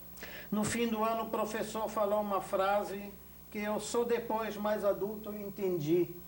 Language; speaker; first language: Portuguese; non-native, fluent; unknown